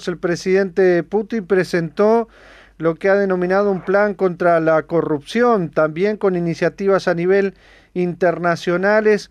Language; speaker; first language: Spanish; native; Spanish